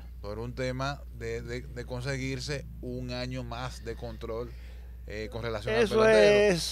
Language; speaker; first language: Spanish; native; Spanish